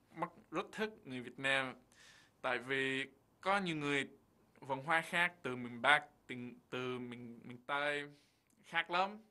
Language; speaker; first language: Vietnamese; non-native, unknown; English